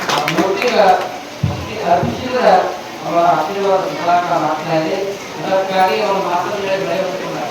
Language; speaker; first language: Kannada; native; Kannada